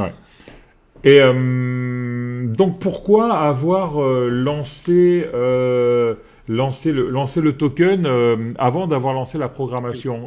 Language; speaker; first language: French; native; French